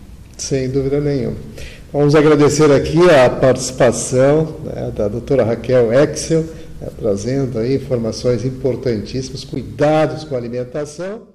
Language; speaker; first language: Portuguese; native; Portuguese